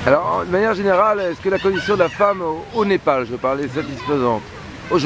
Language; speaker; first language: French; native; French